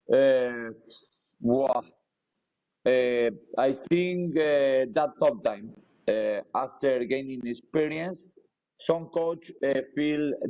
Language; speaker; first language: English; non-native, learner; Spanish